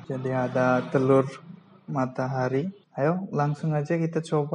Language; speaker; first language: Indonesian; non-native, fluent; Bangla